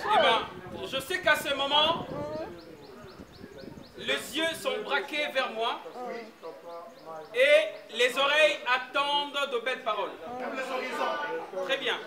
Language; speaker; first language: French; non-native, local second language; Lingala